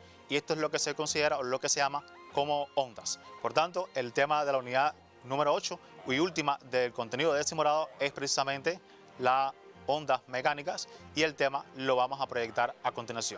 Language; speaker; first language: Spanish; native; Spanish